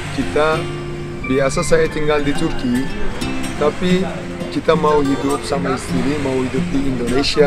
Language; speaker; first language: Indonesian; non-native, learner; Turkish